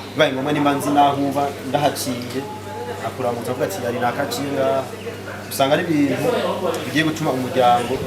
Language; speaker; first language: Rundi; native; Rundi